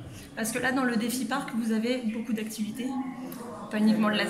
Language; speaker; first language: French; native; French